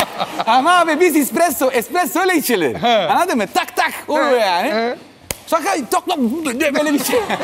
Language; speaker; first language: Turkish; non-native, fluent; Italian